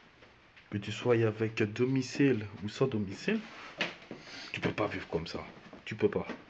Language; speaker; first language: French; native; French